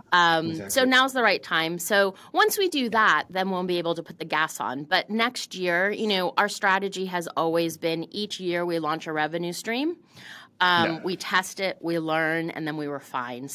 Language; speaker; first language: English; native; English